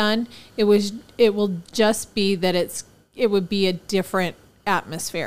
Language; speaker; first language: English; native; English